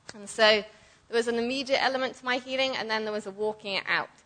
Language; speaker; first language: English; native; English